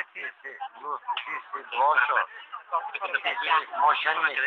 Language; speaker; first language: Bulgarian; non-native, learner; Turkish